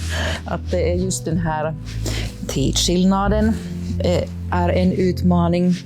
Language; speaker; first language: Swedish; non-native, local second language; Finnish